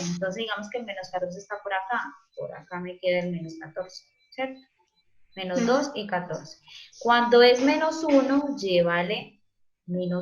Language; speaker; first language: Spanish; native; Spanish